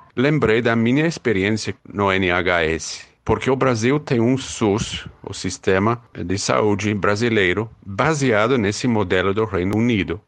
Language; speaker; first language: Portuguese; non-native, fluent; English